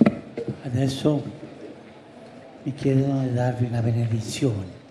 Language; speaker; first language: Italian; non-native, fluent; Spanish